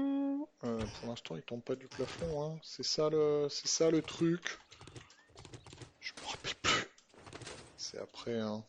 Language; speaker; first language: French; native; French